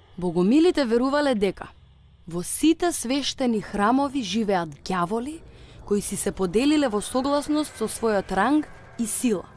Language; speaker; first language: Macedonian; native; Macedonian